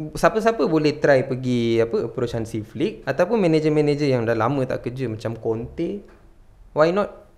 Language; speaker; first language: Malay; non-native, local second language; Tamil